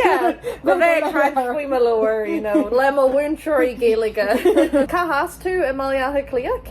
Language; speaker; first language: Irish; non-native, local second language; English